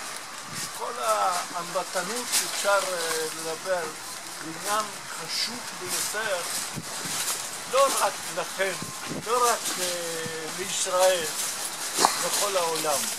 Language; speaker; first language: Hebrew; non-native, fluent; Italian